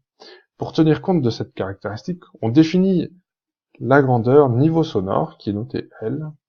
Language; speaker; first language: French; native; French